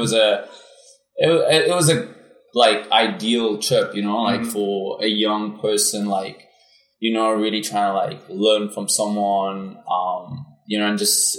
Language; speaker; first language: English; non-native, local second language; Afrikaans